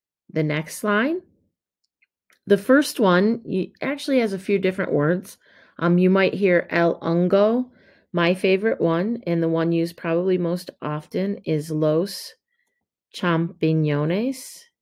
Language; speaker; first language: English; native; English